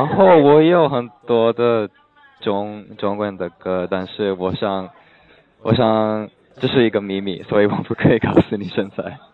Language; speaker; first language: Chinese; non-native, learner; English